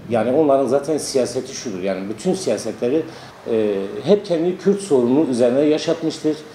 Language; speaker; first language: Turkish; non-native, local second language; Kurdish